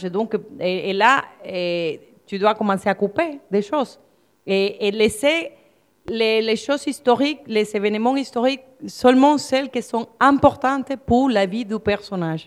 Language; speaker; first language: French; non-native, fluent; Spanish